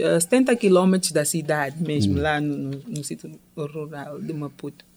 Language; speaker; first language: Portuguese; non-native, local second language; Tsonga